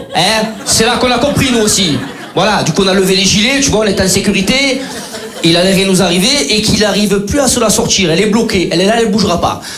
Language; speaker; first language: French; native; French